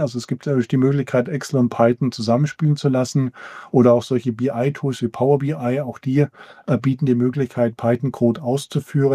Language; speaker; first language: German; native; German